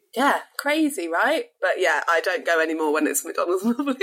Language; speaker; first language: English; native; English